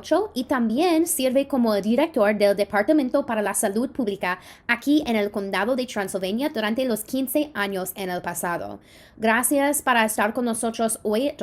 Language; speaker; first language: Spanish; non-native, fluent; English